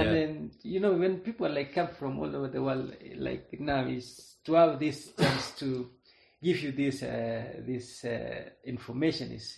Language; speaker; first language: English; non-native, local second language; Kalenjin